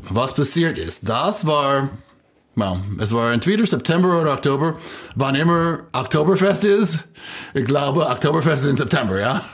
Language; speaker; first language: German; non-native, fluent; English